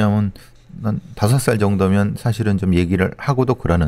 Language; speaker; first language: Korean; native; Korean